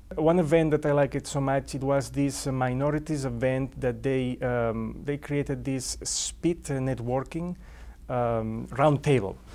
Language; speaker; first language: English; non-native, fluent; Spanish